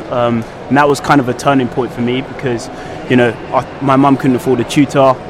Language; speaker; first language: English; native; English